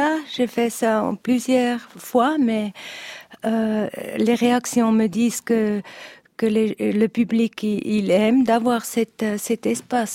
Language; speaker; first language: French; non-native, learner; Italian